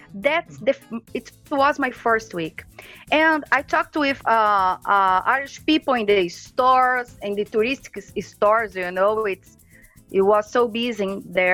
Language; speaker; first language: English; non-native, learner; Portuguese